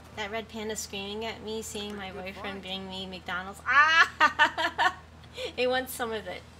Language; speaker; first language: English; native; English